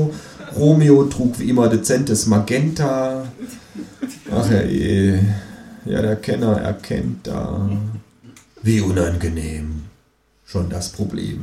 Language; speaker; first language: German; native; German